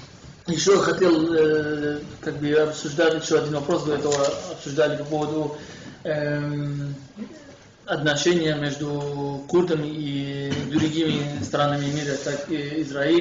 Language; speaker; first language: Russian; non-native, fluent; Kurdish